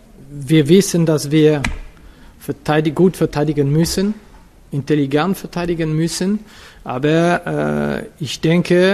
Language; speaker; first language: German; non-native, fluent; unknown